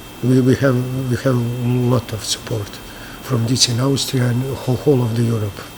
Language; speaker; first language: English; non-native, learner; Bosnian